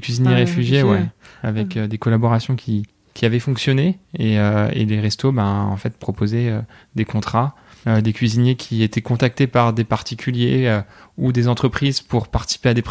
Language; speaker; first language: French; native; French